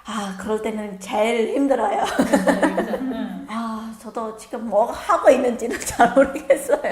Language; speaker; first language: Korean; non-native, fluent; Khmer